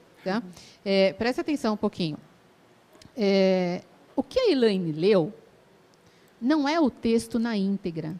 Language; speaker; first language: Portuguese; native; Portuguese